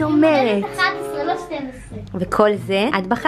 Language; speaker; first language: Hebrew; native; Hebrew